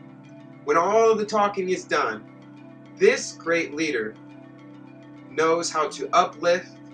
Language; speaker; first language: English; native; English